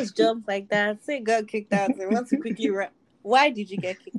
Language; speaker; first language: English; non-native, local second language; Yoruba